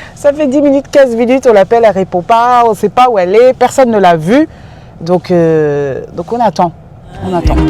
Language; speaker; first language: French; native; French